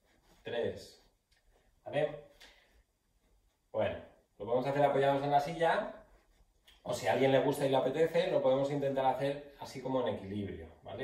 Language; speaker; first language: Spanish; native; Spanish